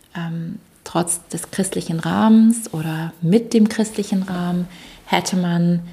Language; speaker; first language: German; early bilingual, other home language; English